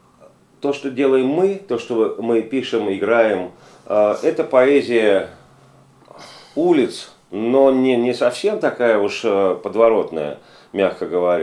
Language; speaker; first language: Russian; native; Russian